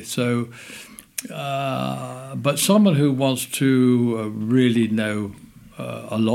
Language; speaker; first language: English; native; English